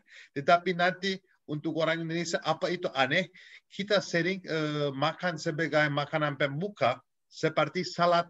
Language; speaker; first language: Indonesian; non-native, fluent; Turkish